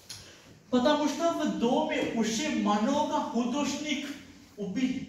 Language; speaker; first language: Russian; non-native, learner; Sinhala